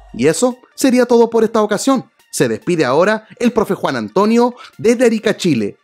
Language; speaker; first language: Spanish; native; Spanish